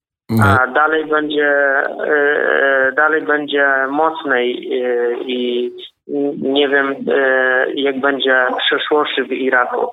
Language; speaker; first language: Polish; non-native, learner; Kurdish